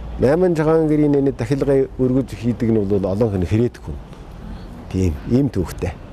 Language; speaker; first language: Mongolian; native; Mongolian